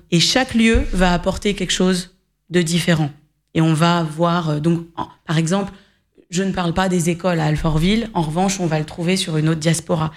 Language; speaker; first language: French; native; French